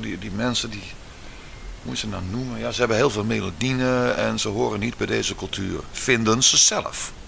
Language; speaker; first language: Dutch; native; Dutch